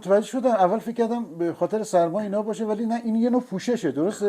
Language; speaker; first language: Persian; native; Persian